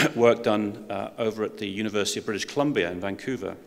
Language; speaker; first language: English; native; English